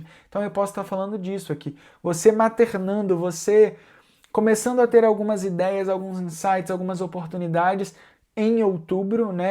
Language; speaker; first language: Portuguese; native; Portuguese